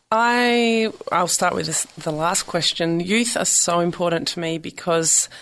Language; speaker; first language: English; native; English